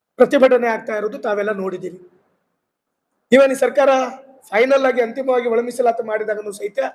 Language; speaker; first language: Kannada; non-native, local second language; Lambadi